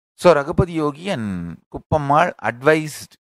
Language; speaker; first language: English; non-native, local second language; Tamil